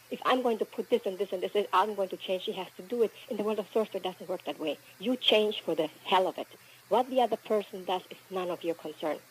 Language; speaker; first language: English; early bilingual, other home language; Spanish